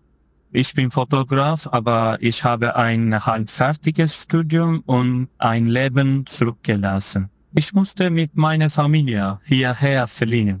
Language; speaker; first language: German; non-native, fluent; Turkish